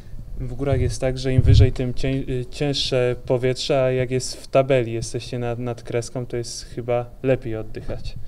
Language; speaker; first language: Polish; native; Polish